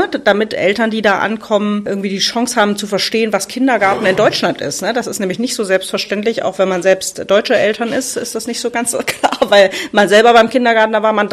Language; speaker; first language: German; native; German